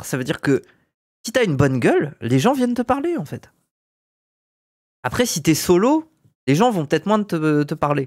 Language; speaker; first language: French; native; French